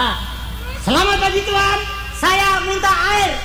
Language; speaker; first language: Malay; non-native, local second language; Javanese